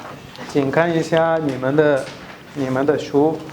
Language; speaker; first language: Chinese; non-native, fluent; Pashto